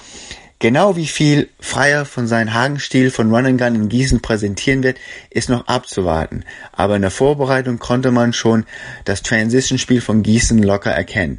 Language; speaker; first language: German; native; German